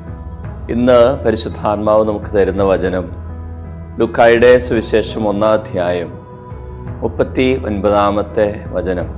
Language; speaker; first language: Malayalam; native; Malayalam